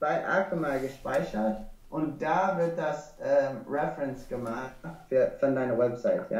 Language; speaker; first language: German; non-native, learner; English